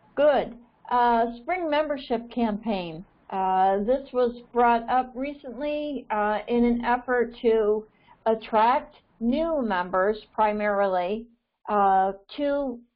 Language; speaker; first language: English; native; English